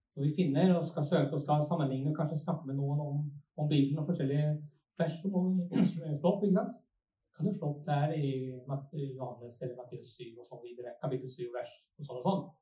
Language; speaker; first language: Norwegian; non-native, fluent; Spanish